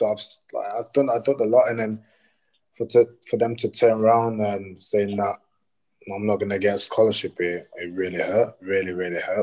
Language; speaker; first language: English; native; English